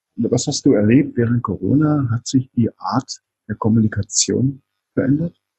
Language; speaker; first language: German; native; German